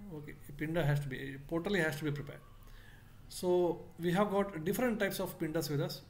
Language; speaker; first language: English; non-native, local second language; Kannada